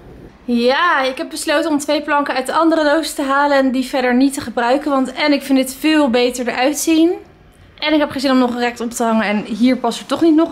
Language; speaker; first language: Dutch; native; Dutch